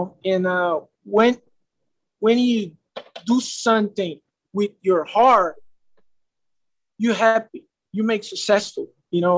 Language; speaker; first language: English; non-native, learner; Portuguese